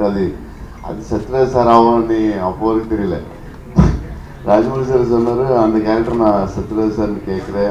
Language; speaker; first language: Tamil; non-native, local second language; Telugu